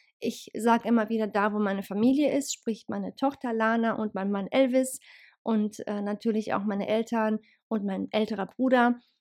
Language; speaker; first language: German; early bilingual, other home language; Bosnian